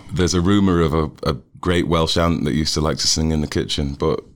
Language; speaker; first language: English; native; English